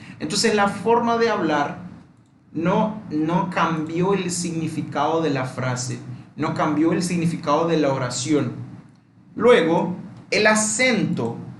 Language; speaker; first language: Spanish; non-native, fluent; Portuguese